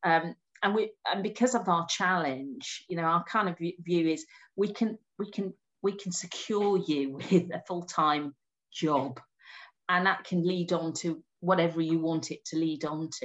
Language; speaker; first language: English; native; English